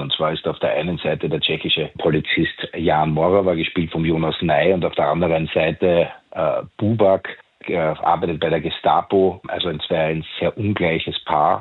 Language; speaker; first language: German; native; German